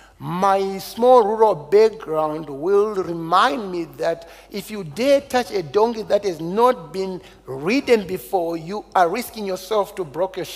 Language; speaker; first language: English; non-native, local second language; Shona